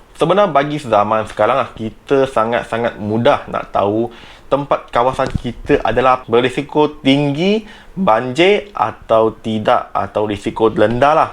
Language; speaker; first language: Malay; non-native, local second language; Chinese